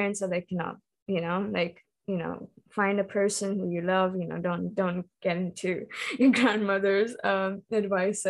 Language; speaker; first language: English; non-native, local second language; Hindi